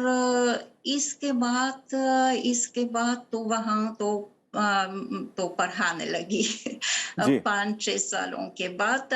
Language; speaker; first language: Hindi; non-native, fluent; Bulgarian